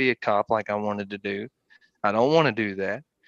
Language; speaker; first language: English; native; English